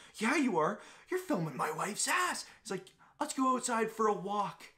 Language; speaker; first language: English; non-native, fluent; Greek